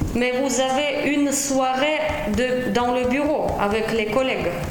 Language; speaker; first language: French; non-native, fluent; Russian